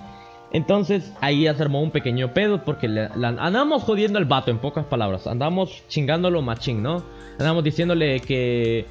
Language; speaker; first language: Spanish; native; Spanish